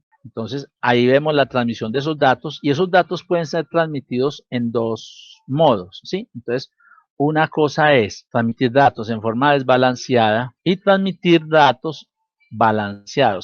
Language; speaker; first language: Spanish; native; Spanish